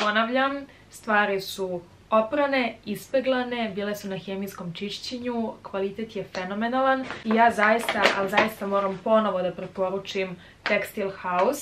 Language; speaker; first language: Serbian; native; Serbian